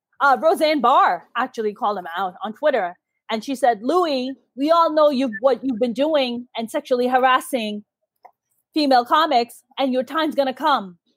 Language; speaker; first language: English; early bilingual, other home language; Urdu